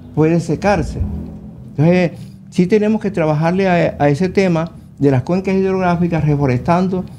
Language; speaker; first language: Spanish; native; Spanish